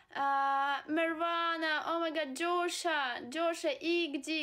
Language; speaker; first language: English; non-native, learner; Russian